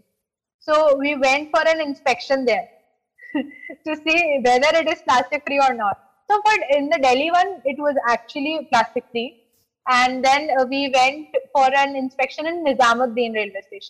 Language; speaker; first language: English; non-native, local second language; Hindi